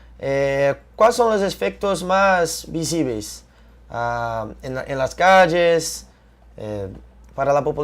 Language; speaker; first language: Spanish; non-native, fluent; Portuguese